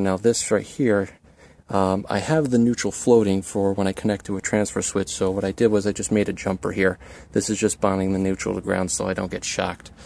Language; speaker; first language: English; native; English